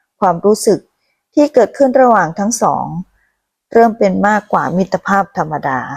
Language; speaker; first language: Thai; native; Thai